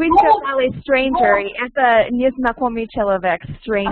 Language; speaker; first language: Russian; non-native, learner; English